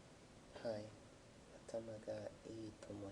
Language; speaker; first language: Japanese; non-native, learner; English